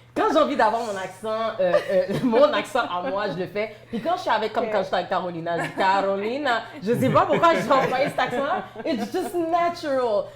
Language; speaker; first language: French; native; French